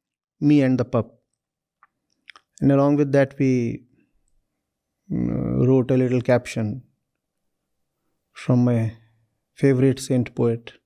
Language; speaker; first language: English; non-native, local second language; Hindi